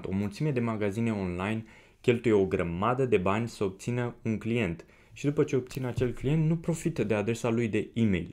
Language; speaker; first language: Romanian; native; Romanian